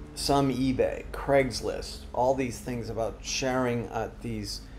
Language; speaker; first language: English; native; English